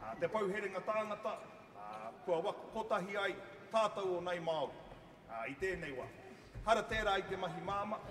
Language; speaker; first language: Māori; native; Māori